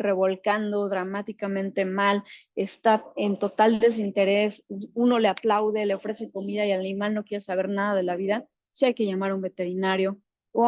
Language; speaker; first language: Spanish; native; Spanish